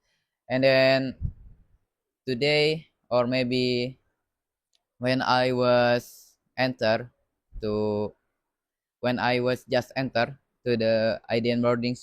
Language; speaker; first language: English; non-native, learner; Indonesian